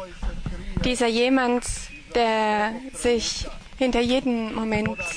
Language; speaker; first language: German; non-native, fluent; Croatian